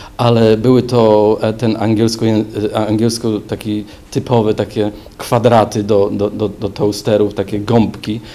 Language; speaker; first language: Polish; native; Polish